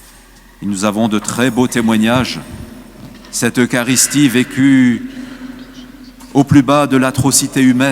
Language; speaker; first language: French; native; French